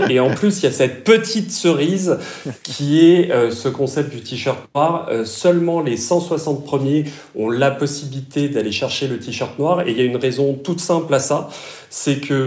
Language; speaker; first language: French; native; French